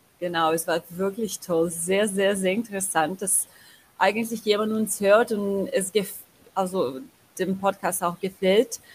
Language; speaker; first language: German; non-native, learner; Portuguese